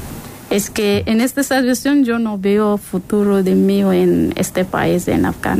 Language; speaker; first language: Spanish; non-native, learner; Persian